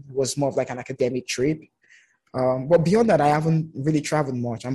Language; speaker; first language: English; non-native, local second language; Yoruba